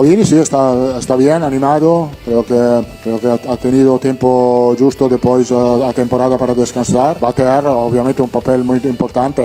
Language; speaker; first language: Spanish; non-native, fluent; Italian